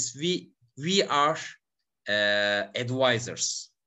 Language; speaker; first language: English; non-native, learner; Turkish